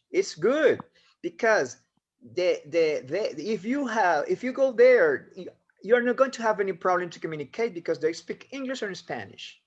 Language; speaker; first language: English; non-native, fluent; Spanish